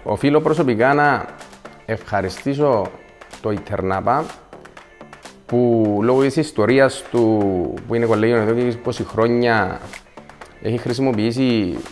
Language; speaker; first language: Greek; native; Greek